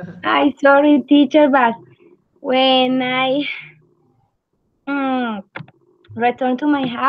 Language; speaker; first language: English; non-native, learner; Spanish